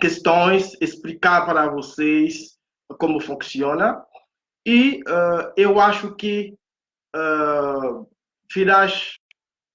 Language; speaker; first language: Portuguese; non-native, fluent; Haitian Creole